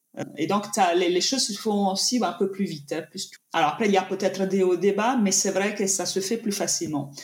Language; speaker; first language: French; non-native, fluent; Italian